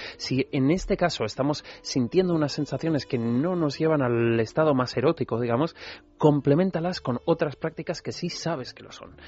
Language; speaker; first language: Spanish; native; Spanish